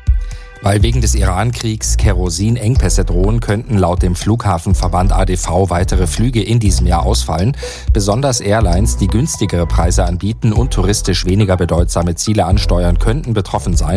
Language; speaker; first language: German; native; German